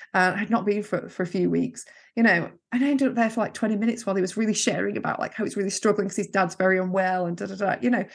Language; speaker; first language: English; native; English